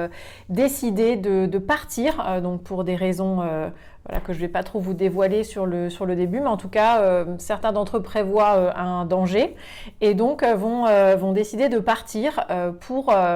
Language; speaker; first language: French; native; French